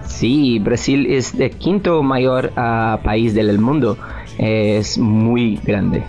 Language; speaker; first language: Spanish; non-native, learner; Portuguese